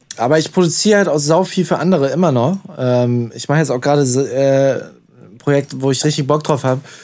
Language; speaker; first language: German; native; German